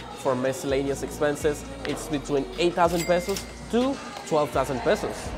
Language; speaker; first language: English; non-native, fluent; Spanish